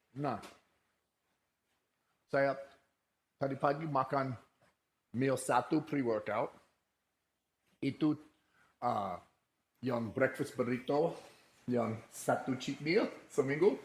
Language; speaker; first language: Indonesian; non-native, fluent; English